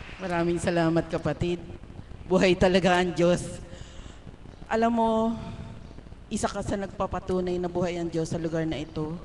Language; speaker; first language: Filipino; native; Filipino